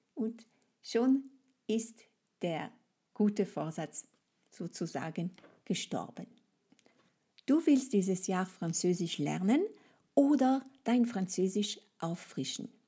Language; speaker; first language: German; non-native, fluent; French